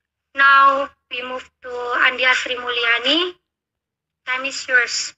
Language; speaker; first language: English; non-native, learner; Indonesian